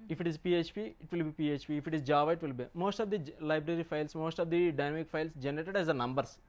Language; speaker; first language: English; non-native, local second language; Telugu